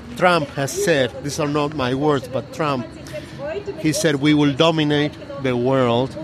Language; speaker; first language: English; non-native, fluent; Spanish